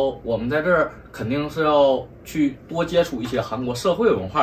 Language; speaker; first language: Chinese; native; Chinese